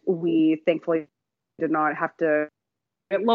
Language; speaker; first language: English; native; English